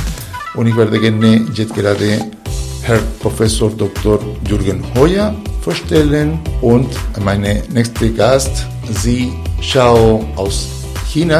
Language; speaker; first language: German; non-native, fluent; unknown